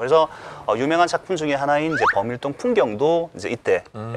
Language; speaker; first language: Korean; native; Korean